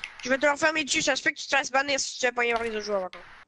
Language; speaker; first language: French; native; French